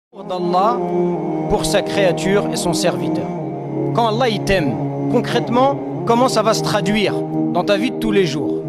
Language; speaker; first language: French; native; French